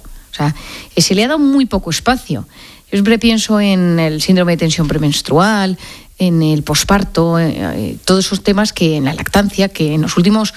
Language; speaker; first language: Spanish; native; Spanish